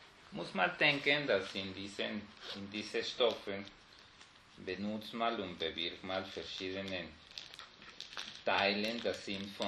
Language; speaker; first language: German; non-native, fluent; Spanish